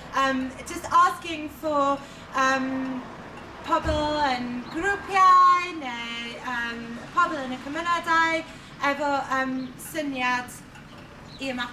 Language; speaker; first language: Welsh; non-native, learner; English